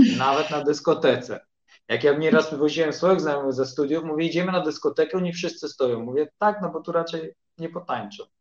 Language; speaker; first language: Polish; early bilingual, heritage; Polish